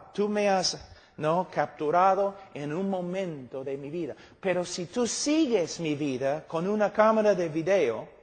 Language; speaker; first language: Spanish; non-native, fluent; English